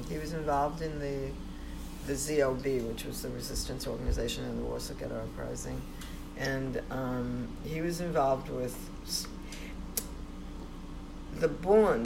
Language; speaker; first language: English; early bilingual, other home language; Polish